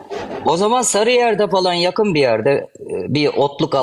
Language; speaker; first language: Turkish; native; Turkish